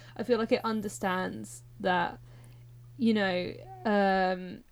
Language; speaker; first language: English; native; English